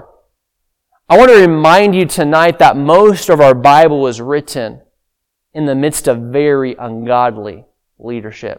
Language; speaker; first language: English; native; English